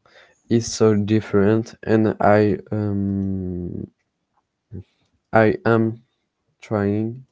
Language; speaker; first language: English; non-native, learner; French